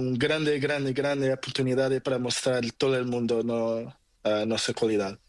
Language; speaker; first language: Spanish; non-native, learner; Portuguese